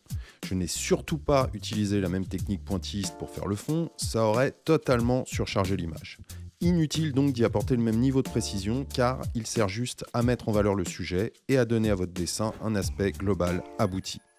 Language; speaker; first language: French; native; French